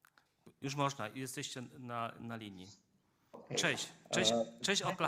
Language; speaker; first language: Polish; native; Polish